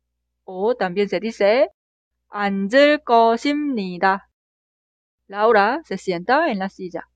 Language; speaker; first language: Spanish; non-native, fluent; Korean